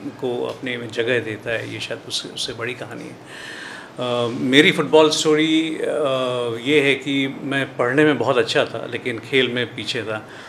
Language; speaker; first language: Hindi; native; Hindi